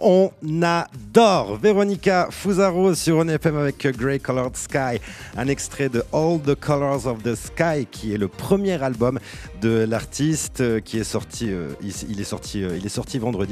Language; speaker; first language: French; native; French